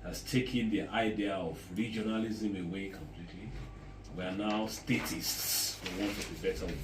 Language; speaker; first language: English; non-native, local second language; Yoruba